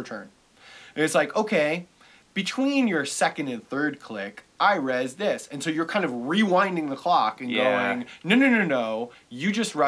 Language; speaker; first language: English; native; English